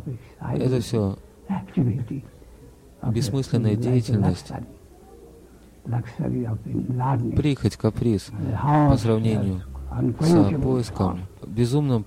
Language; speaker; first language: Russian; native; Russian